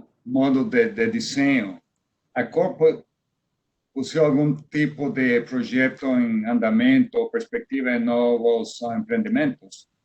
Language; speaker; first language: Portuguese; non-native, fluent; Spanish